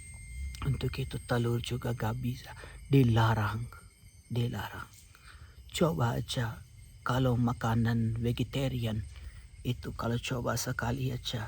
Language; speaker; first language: Indonesian; non-native, fluent; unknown